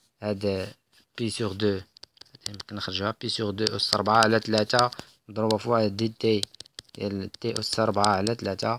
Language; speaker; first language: Arabic; native; Arabic